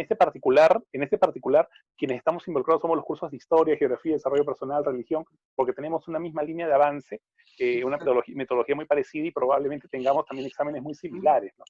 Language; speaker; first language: Spanish; native; Spanish